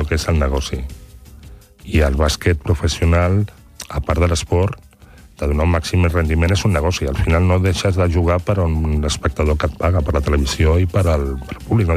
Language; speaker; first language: Catalan; non-native, local second language; Spanish